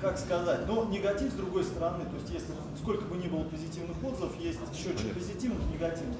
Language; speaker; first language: Russian; native; Russian